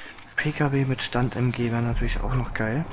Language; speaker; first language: German; native; German